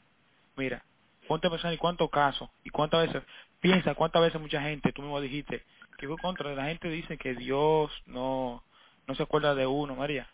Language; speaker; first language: Spanish; native; Spanish